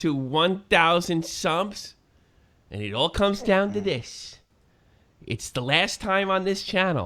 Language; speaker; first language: English; native; English